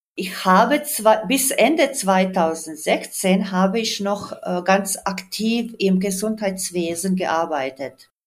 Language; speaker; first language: German; non-native, fluent; Croatian